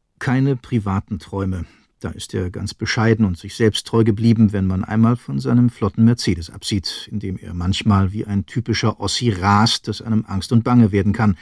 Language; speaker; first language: German; native; German